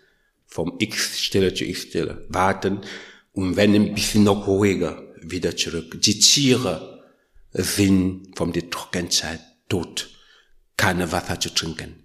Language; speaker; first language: German; non-native, learner; French